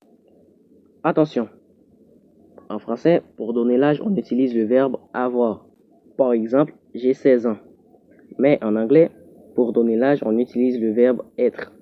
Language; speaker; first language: French; non-native, local second language; Haitian Creole